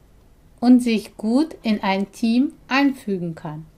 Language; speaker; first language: German; non-native, fluent; Persian